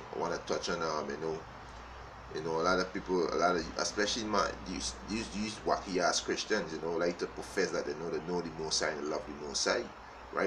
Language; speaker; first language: English; native; English